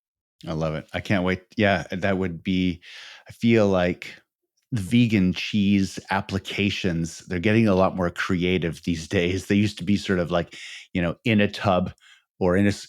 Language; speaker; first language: English; native; English